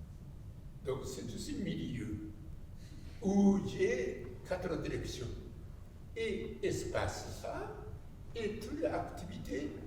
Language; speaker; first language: French; non-native, learner; Japanese